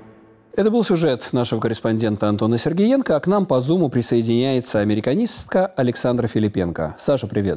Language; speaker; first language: Russian; native; Russian